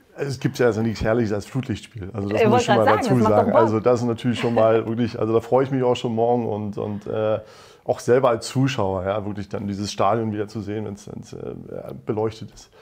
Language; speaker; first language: German; native; German